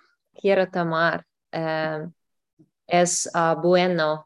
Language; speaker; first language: Spanish; non-native, learner; English